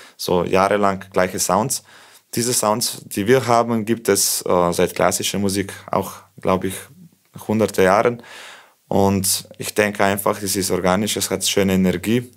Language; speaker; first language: German; non-native, fluent; Slovenian